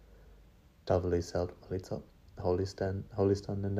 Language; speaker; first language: Estonian; non-native, learner; English